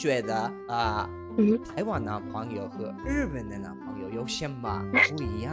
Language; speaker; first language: Chinese; non-native, learner; Spanish